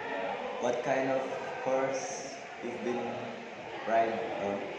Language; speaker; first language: English; non-native, learner; Indonesian